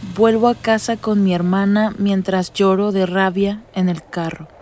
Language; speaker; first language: Spanish; native; Spanish